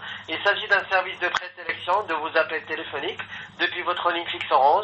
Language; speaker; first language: French; native; French